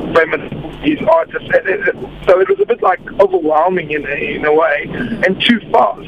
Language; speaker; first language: English; non-native, fluent; Portuguese